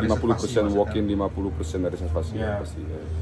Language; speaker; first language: Indonesian; early bilingual, heritage; Dutch